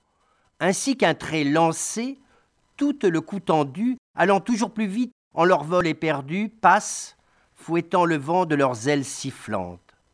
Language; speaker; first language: French; native; French